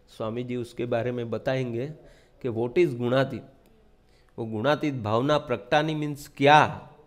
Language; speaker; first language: Hindi; non-native, local second language; Gujarati